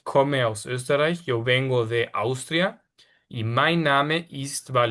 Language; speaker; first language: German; non-native, fluent; Spanish